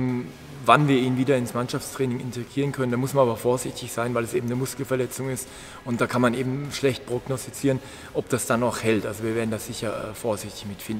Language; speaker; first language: German; native; German